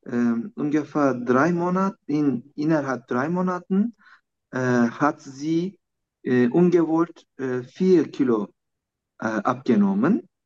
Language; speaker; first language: German; non-native, learner; Turkish